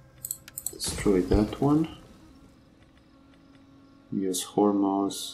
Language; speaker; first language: English; non-native, fluent; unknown